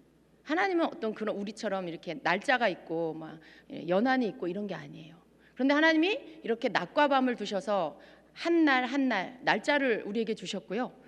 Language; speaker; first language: Korean; native; Korean